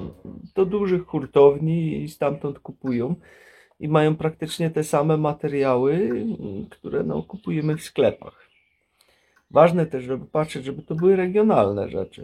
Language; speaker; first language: Polish; native; Polish